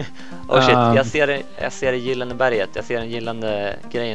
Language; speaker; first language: Swedish; native; Swedish